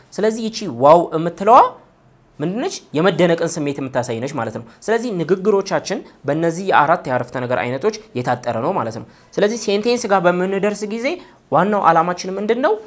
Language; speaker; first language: Amharic; native; Amharic